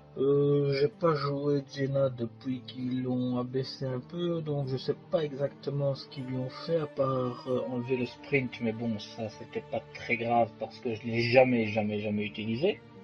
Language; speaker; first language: French; native; French